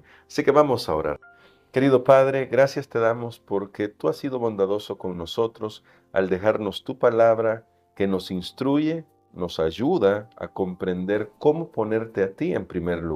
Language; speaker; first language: Spanish; native; Spanish